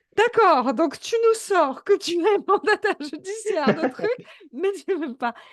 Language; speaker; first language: French; non-native, fluent; Polish